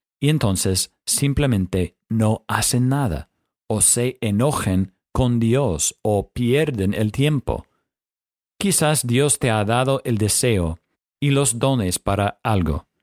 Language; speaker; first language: Spanish; non-native, fluent; English